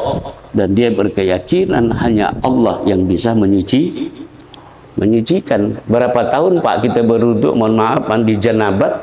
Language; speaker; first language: Indonesian; native; Indonesian